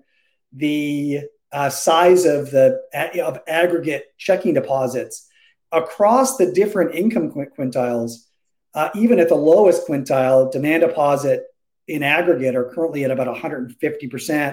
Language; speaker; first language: English; native; English